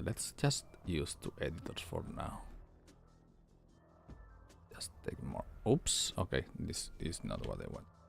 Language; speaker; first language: English; non-native, fluent; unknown